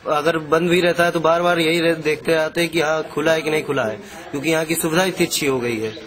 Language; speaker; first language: Hindi; native; Hindi